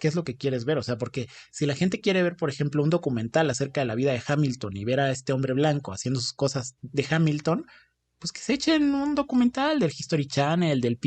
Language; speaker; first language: Spanish; native; Spanish